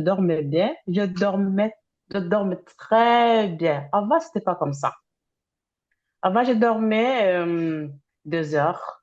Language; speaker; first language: French; non-native, fluent; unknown